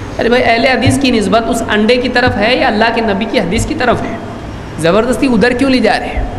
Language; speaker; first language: Urdu; native; Urdu